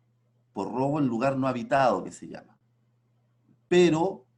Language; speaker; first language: Spanish; native; Spanish